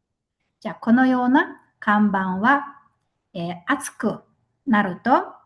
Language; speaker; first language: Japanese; non-native, fluent; Mongolian